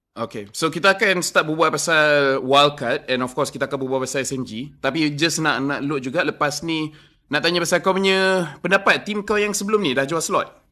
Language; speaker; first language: Malay; non-native, local second language; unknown